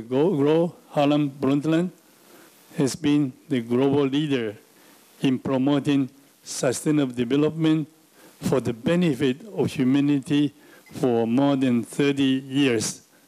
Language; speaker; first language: English; non-native, fluent; Chinese